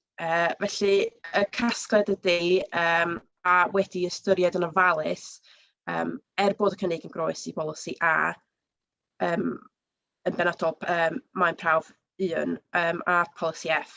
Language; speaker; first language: Welsh; native; Welsh